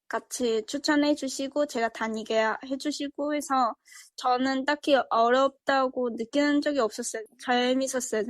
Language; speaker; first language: Korean; early bilingual, other home language; Chinese